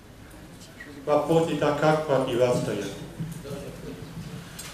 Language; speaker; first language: Russian; non-native, fluent; French